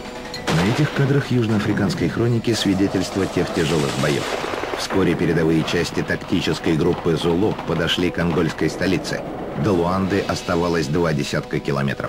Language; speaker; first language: Russian; native; Russian